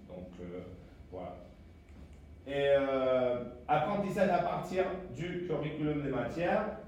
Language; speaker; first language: French; non-native, fluent; Spanish